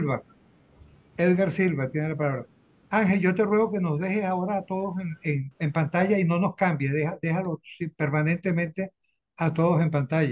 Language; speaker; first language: Spanish; native; Spanish